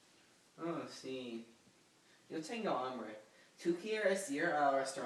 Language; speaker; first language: Spanish; non-native, learner; English